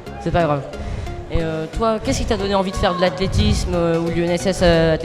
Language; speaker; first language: French; native; French